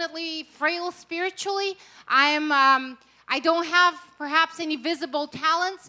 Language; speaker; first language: English; non-native, fluent; Russian